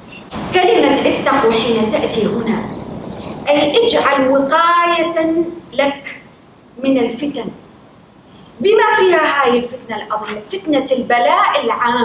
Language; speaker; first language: Arabic; native; Arabic